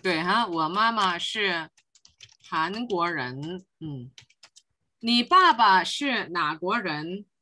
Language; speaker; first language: Chinese; non-native, fluent; Korean